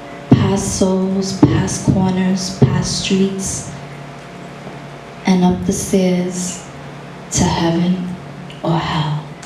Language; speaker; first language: English; early bilingual, other home language; Spanish